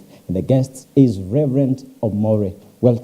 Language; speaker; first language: English; non-native, local second language; Swahili